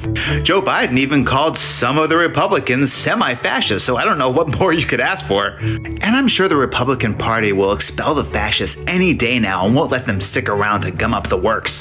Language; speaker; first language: English; native; English